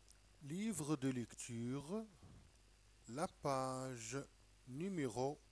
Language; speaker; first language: French; non-native, local second language; Arabic